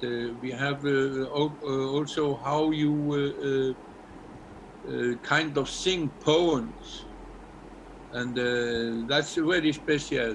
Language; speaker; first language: English; non-native, learner; Icelandic